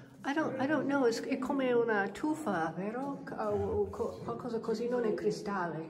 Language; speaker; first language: Italian; non-native, learner; English